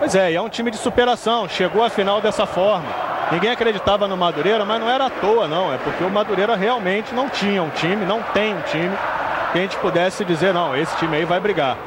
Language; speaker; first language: Portuguese; native; Portuguese